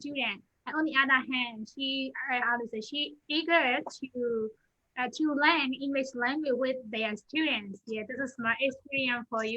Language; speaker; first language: English; non-native, learner; Burmese